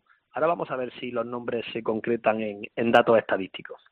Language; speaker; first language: Spanish; native; Spanish